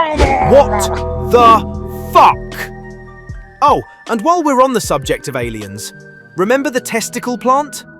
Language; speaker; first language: English; native; English